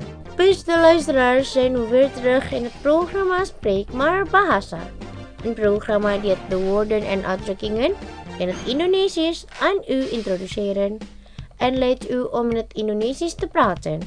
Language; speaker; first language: Dutch; non-native, learner; Indonesian